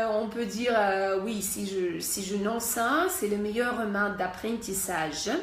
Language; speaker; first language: French; non-native, fluent; Russian